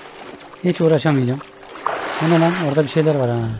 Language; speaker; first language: Turkish; native; Turkish